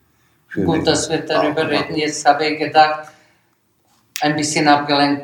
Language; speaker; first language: German; non-native, learner; Bosnian